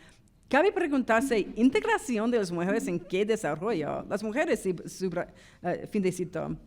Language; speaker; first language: Spanish; non-native, fluent; English